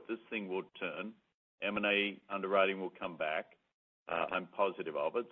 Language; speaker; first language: English; native; English